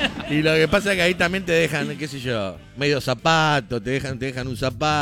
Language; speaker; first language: Spanish; native; Spanish